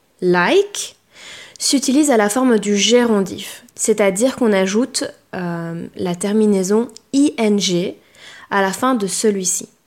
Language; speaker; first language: French; native; French